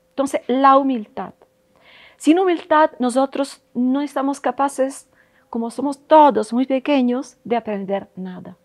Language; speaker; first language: Spanish; non-native, fluent; Italian